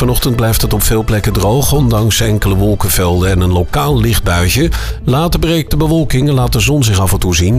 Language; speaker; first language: Dutch; native; Dutch